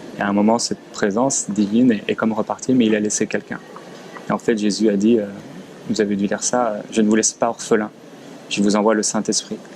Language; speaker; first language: French; native; French